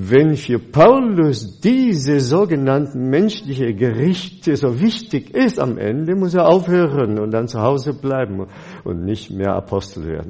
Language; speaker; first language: German; non-native, fluent; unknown